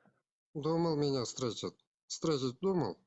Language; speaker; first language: Russian; non-native, local second language; Kazakh